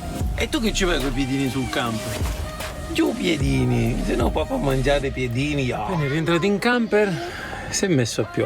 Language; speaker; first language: Italian; native; Italian